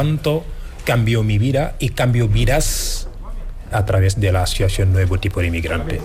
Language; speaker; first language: Spanish; non-native, fluent; Wolof